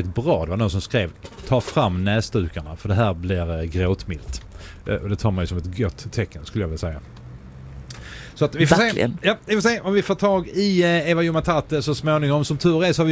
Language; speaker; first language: Swedish; native; Swedish